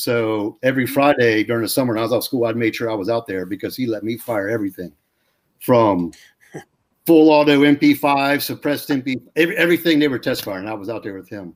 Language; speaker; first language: English; native; English